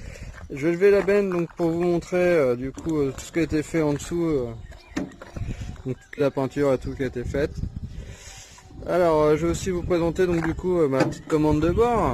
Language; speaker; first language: French; native; French